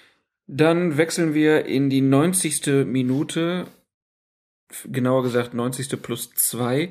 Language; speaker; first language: German; native; German